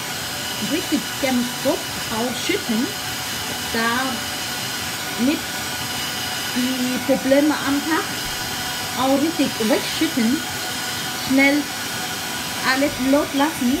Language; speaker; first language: German; non-native, learner; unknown